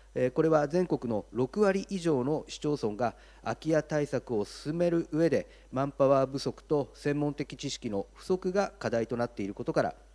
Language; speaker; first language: Japanese; native; Japanese